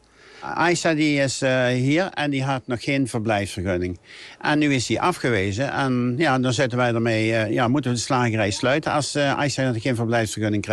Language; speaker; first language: Dutch; native; Dutch